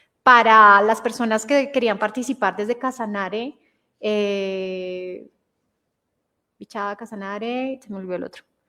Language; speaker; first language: Spanish; native; Spanish